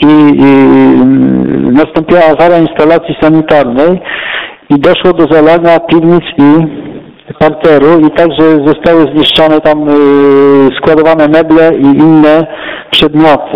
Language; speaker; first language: Polish; native; Polish